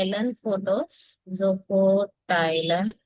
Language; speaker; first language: English; non-native, local second language; Hindi